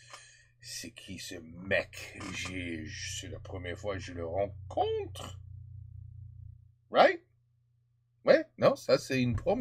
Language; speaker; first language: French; non-native, learner; English